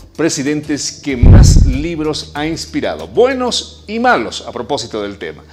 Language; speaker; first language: Spanish; native; Spanish